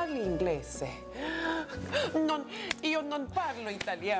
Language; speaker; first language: Italian; non-native, learner; English